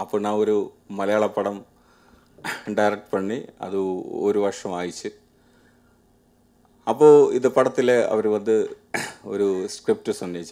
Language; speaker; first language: Tamil; non-native, learner; Malayalam